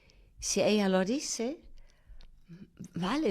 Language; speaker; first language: Spanish; non-native, fluent; German